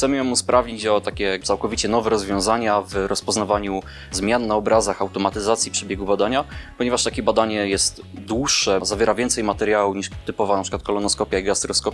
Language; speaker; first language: Polish; native; Polish